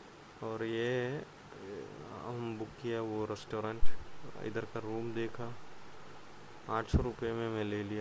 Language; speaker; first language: Hindi; non-native, local second language; Malayalam